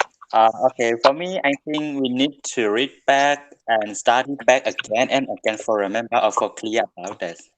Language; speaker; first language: English; non-native, learner; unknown